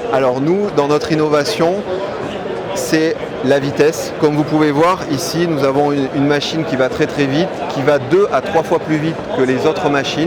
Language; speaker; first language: French; native; French